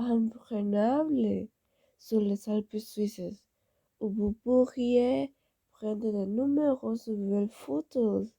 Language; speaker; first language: French; non-native, learner; Spanish